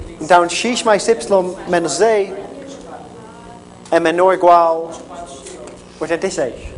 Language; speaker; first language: Portuguese; non-native, fluent; English